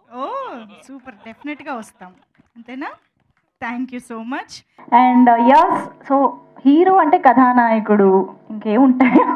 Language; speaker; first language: Telugu; native; Telugu